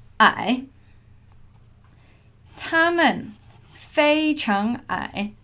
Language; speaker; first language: Chinese; non-native, fluent; English